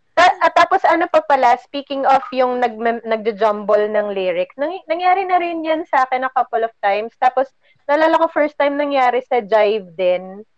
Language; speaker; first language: Filipino; native; Filipino